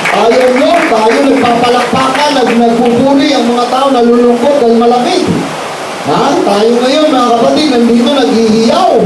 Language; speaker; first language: Filipino; non-native, local second language; Cebuano